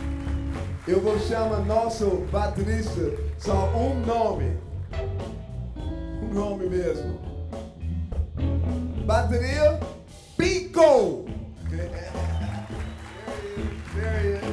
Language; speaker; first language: Portuguese; non-native, fluent; English